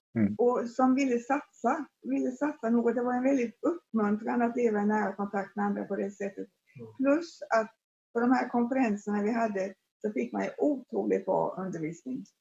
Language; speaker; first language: Swedish; native; Swedish